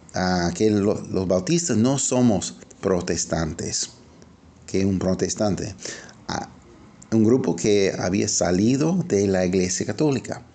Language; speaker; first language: Spanish; non-native, fluent; English